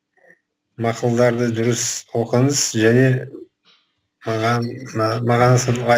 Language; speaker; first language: Kazakh; non-native, local second language; Russian